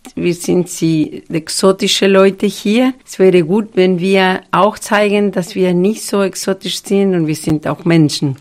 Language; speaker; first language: German; non-native, fluent; Spanish